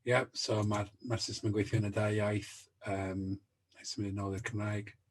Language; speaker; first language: Welsh; native; Welsh